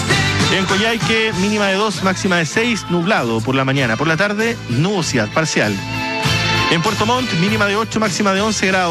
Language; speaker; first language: Spanish; native; Spanish